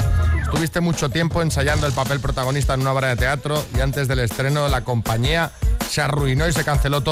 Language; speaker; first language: Spanish; native; Spanish